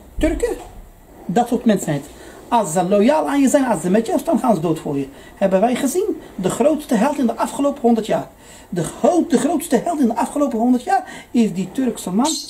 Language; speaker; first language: Dutch; early bilingual, other home language; Arabic